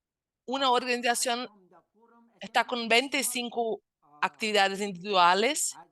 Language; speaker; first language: Spanish; non-native, fluent; Portuguese